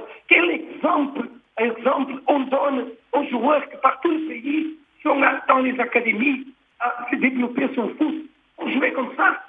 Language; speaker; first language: French; non-native, learner; Portuguese